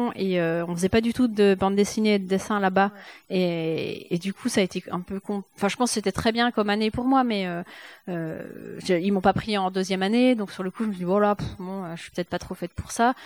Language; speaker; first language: French; native; French